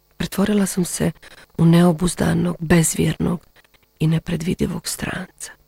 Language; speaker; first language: Bosnian; native; Bosnian